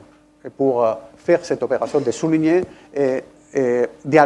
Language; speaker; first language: French; non-native, fluent; Spanish